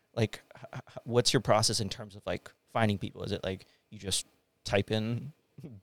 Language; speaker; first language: English; early bilingual, other home language; Hindi